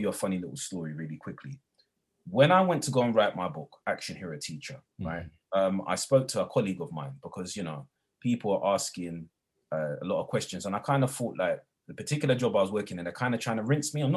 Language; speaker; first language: English; native; English